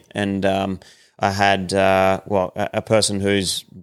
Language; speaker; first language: English; native; English